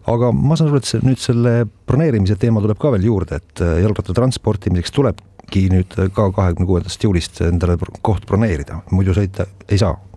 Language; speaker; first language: Estonian; native; Estonian